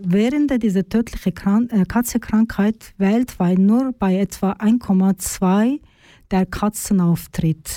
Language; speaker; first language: German; non-native, learner; Turkish